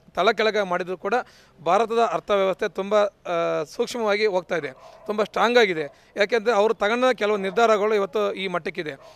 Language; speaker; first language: Kannada; native; Kannada